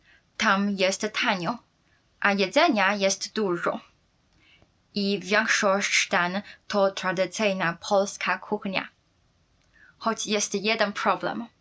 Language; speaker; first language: Polish; non-native, fluent; Chinese